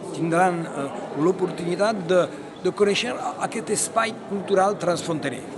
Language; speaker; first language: Catalan; non-native, local second language; French